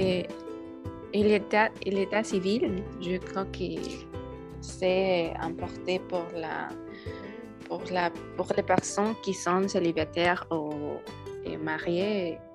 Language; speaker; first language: French; non-native, learner; Spanish